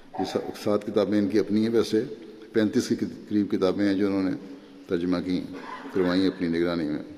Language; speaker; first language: Urdu; native; Urdu